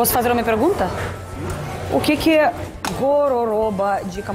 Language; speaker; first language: Portuguese; non-native, fluent; Russian